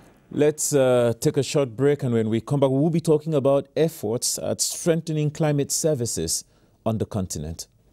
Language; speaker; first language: English; native; English